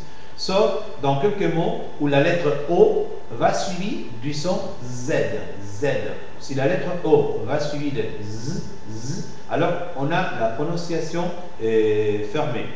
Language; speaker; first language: French; non-native, fluent; Spanish